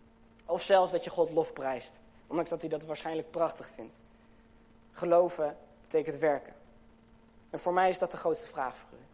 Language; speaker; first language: Dutch; native; Dutch